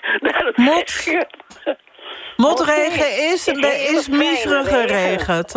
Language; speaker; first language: Dutch; native; Dutch